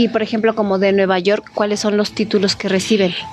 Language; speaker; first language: Spanish; native; Spanish